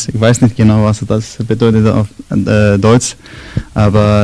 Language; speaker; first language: German; non-native, learner; Icelandic